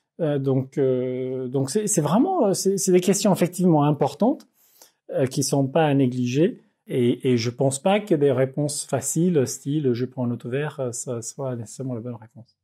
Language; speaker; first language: French; non-native, fluent; Dutch